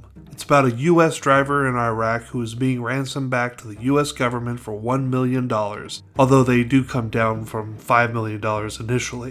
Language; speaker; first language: English; native; English